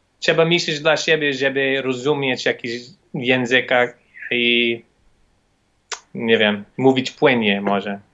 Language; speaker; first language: Polish; non-native, learner; English